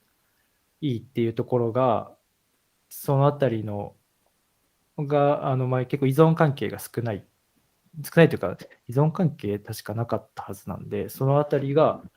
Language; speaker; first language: Japanese; native; Japanese